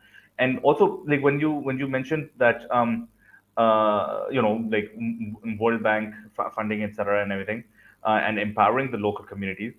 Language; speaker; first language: English; non-native, local second language; Urdu